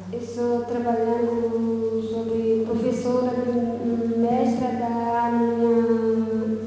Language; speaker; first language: Portuguese; non-native, local second language; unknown